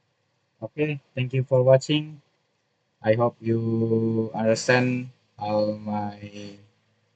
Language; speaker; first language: English; non-native, learner; Indonesian